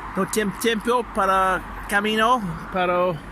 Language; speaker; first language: Spanish; non-native, learner; English